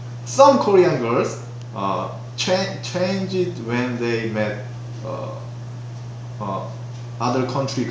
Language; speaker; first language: English; non-native, learner; Korean